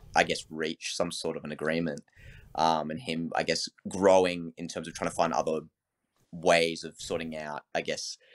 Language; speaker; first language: English; native; English